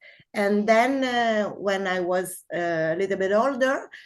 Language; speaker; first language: English; non-native, learner; Spanish